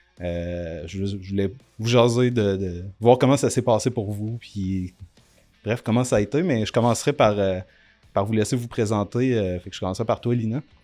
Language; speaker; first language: French; native; French